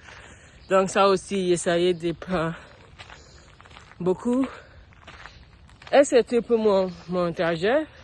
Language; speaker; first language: French; non-native, learner; English